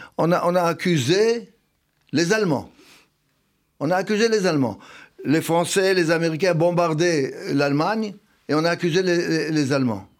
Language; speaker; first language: French; non-native, fluent; Hebrew